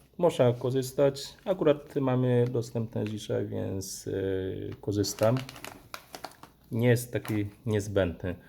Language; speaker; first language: Polish; non-native, fluent; Vietnamese